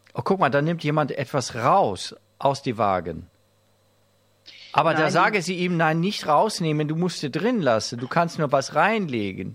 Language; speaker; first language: German; native; German